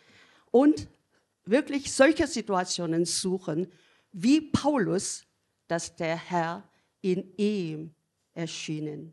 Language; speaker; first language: German; non-native, learner; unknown